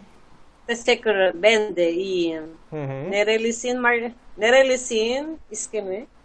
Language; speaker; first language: Turkish; non-native, learner; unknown